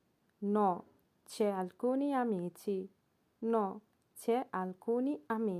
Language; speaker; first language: Italian; non-native, learner; Bangla